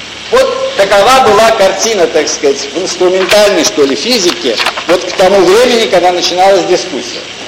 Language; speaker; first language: Russian; native; Russian